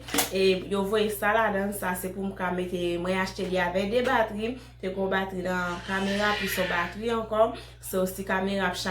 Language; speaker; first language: French; non-native, learner; Haitian Creole